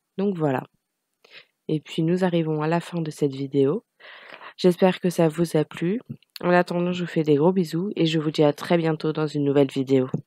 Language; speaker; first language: French; native; French